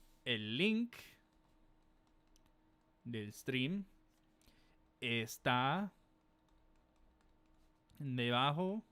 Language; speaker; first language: Spanish; non-native, fluent; English